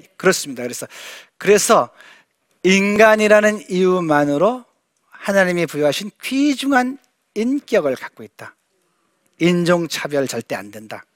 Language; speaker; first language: Korean; native; Korean